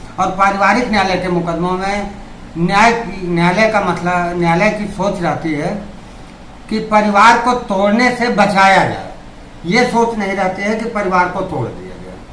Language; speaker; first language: Hindi; native; Hindi